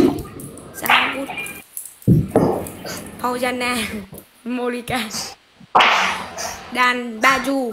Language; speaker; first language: Indonesian; non-native, learner; Vietnamese